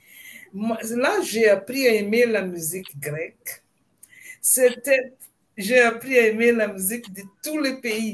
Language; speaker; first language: French; non-native, fluent; Portuguese